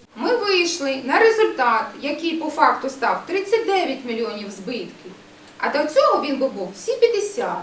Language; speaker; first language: Ukrainian; native; Ukrainian